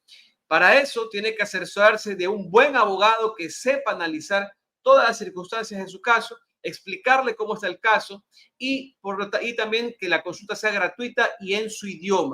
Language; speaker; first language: Spanish; native; Spanish